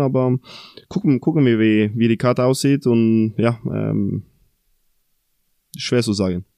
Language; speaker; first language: German; non-native, fluent; Norwegian